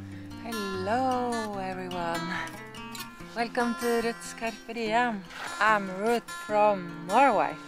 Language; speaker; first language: English; non-native, learner; Norwegian